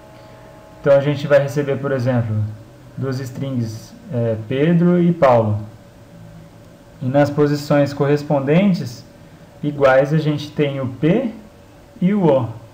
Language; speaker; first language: Portuguese; native; Portuguese